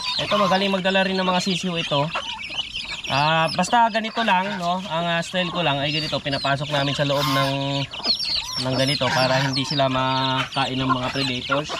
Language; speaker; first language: Filipino; non-native, local second language; Cebuano